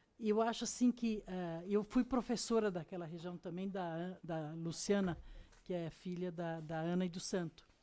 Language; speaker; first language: Portuguese; native; Portuguese